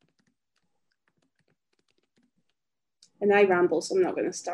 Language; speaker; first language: English; native; English